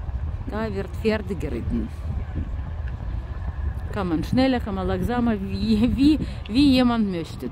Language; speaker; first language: German; non-native, learner; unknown